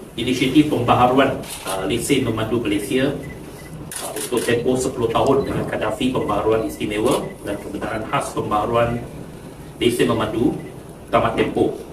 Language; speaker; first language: Malay; non-native, local second language; Chinese